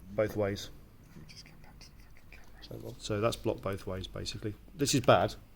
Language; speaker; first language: English; native; English